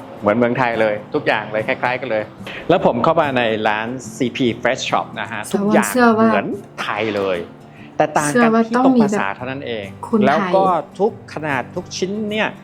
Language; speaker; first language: Thai; native; Thai